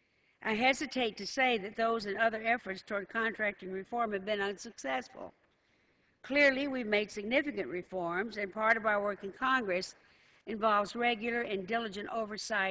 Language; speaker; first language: English; native; English